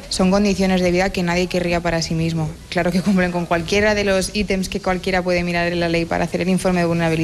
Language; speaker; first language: Spanish; native; Spanish